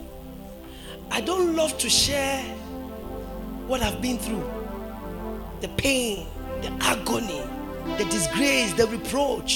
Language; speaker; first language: English; non-native, local second language; Akan